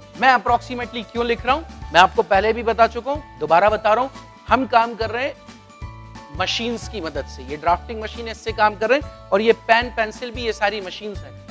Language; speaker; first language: Hindi; native; Hindi